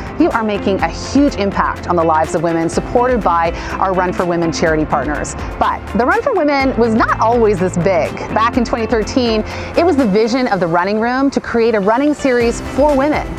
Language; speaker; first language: English; native; English